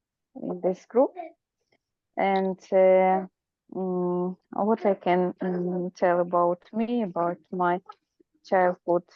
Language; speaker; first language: English; non-native, learner; Ukrainian